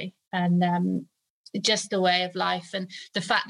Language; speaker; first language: English; native; English